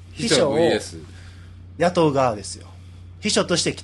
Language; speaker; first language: Japanese; native; Japanese